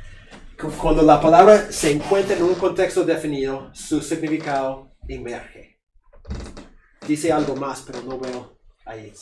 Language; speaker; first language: Spanish; non-native, fluent; English